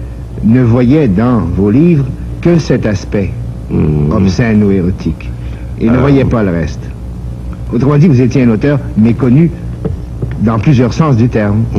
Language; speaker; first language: French; native; French